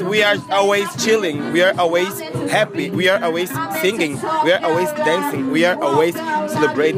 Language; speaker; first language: English; non-native, fluent; Portuguese